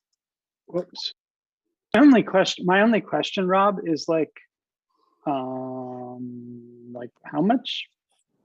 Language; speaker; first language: English; native; English